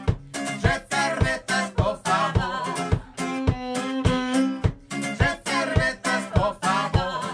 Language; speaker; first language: Spanish; non-native, learner; English